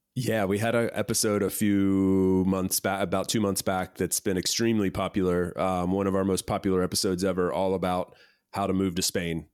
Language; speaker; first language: English; native; English